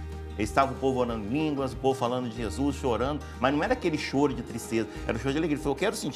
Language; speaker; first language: Portuguese; native; Portuguese